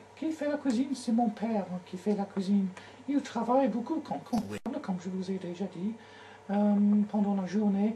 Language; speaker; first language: French; non-native, learner; English